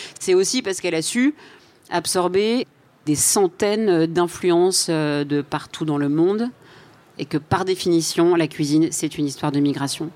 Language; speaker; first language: French; native; French